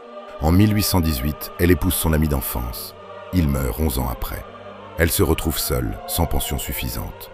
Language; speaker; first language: French; native; French